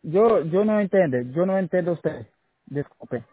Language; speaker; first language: Spanish; non-native, learner; Portuguese